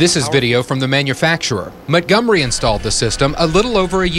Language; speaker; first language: English; native; English